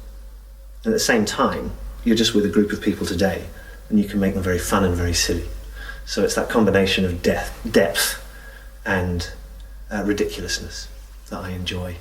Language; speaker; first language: English; native; English